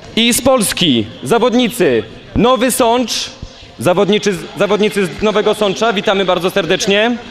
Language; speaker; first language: Polish; native; Polish